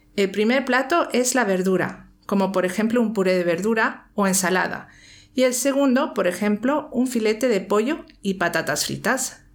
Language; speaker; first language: Spanish; native; Spanish